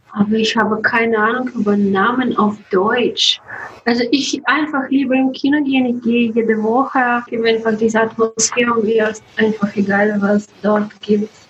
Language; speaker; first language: German; non-native, learner; Russian